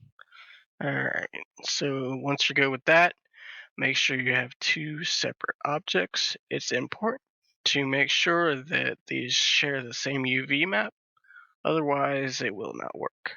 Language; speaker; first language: English; native; English